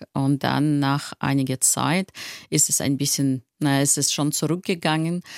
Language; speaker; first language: German; non-native, fluent; Russian